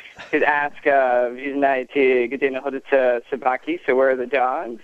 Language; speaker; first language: English; native; English